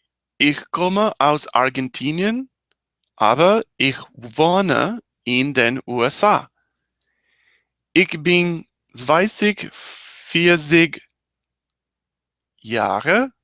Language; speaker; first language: German; non-native, learner; Spanish